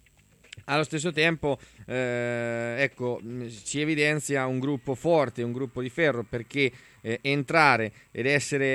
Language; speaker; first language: Italian; native; Italian